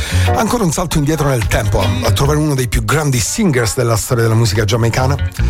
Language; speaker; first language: Italian; native; Italian